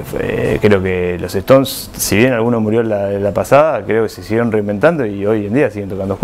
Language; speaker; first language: Spanish; native; Spanish